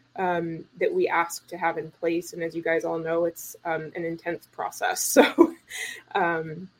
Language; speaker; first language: English; native; English